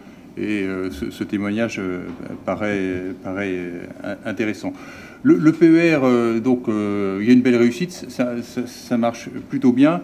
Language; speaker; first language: French; native; French